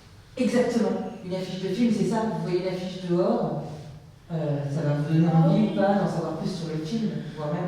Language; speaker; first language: French; native; French